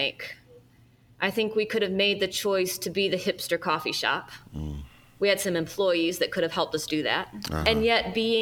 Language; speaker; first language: English; native; English